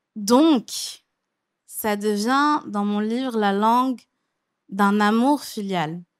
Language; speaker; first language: French; native; French